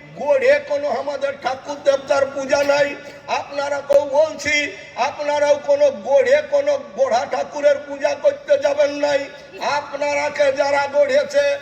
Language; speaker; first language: Bangla; native; Bangla